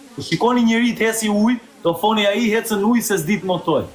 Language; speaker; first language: Albanian; early bilingual, heritage; Albanian